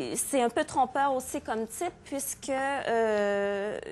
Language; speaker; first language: French; native; French